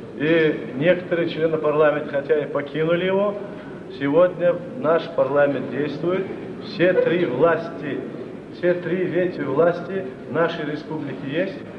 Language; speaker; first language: Russian; non-native, local second language; Chechen